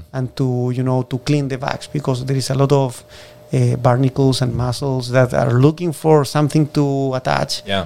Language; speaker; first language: English; non-native, fluent; Spanish